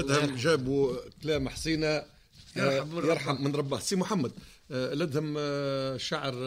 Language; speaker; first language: Arabic; native; Arabic